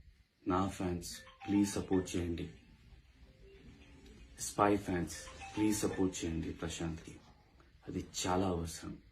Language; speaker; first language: Telugu; non-native, local second language; Urdu